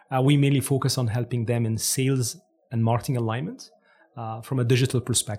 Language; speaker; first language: English; non-native, fluent; Arabic